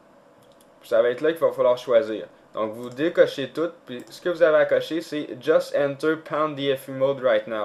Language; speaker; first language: French; native; French